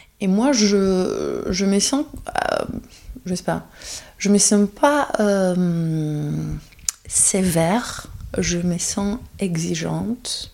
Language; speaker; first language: French; non-native, fluent; Greek